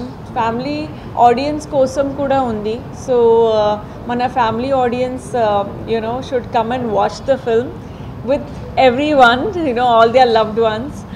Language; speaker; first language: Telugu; non-native, fluent; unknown